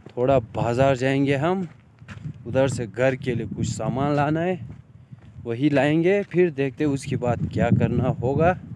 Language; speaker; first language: Hindi; native; Hindi